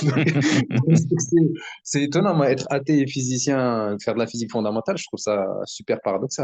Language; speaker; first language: French; native; French